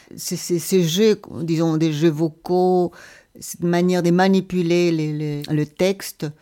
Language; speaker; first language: French; non-native, fluent; Spanish